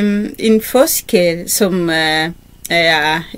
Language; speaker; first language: Danish; non-native, learner; Kinyarwanda